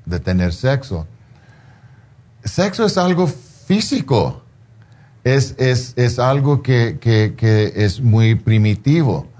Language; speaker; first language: Spanish; non-native, fluent; English